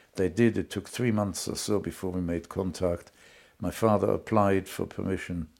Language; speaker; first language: English; non-native, fluent; German